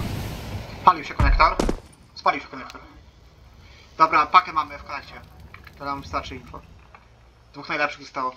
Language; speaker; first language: Polish; native; Polish